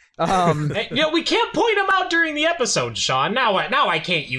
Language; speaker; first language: English; native; English